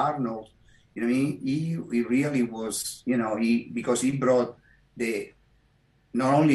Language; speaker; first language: English; non-native, fluent; Italian